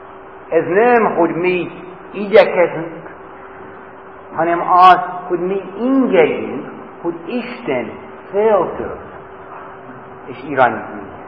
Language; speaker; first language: Hungarian; non-native, fluent; English